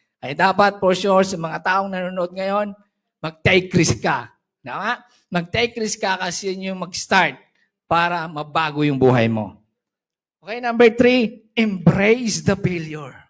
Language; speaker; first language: Filipino; non-native, local second language; Cebuano